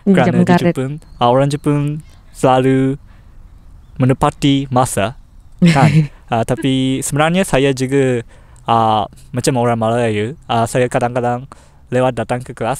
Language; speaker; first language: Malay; non-native, fluent; Japanese